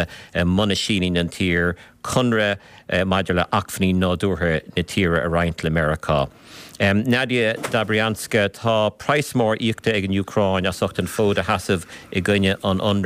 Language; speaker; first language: Irish; native; Irish